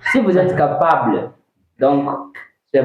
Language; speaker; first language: French; non-native, fluent; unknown